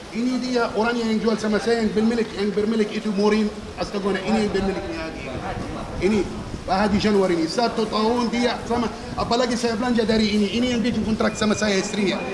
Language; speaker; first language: Indonesian; non-native, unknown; Arabic